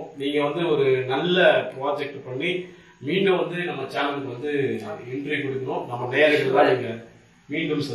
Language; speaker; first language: Tamil; native; Tamil